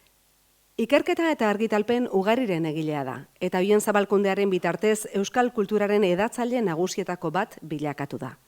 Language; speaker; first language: Basque; native; Basque